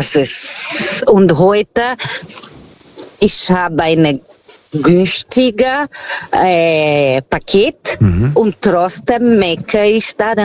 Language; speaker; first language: German; non-native, fluent; Portuguese